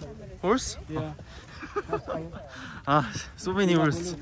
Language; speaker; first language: English; non-native, learner; Korean